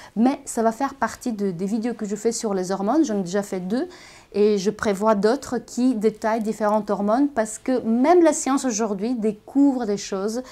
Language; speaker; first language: French; non-native, fluent; Bulgarian